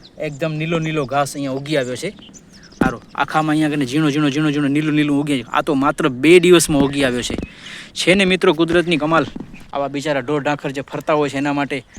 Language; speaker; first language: Gujarati; non-native, local second language; Kachhi